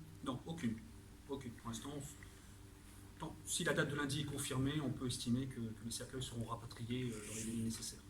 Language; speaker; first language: French; native; French